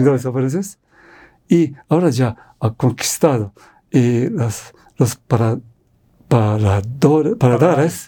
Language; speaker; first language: Spanish; non-native, fluent; Japanese